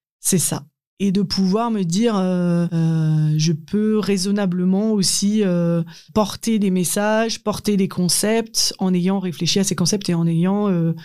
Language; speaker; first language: French; native; French